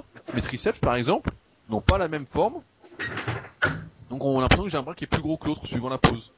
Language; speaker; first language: French; native; French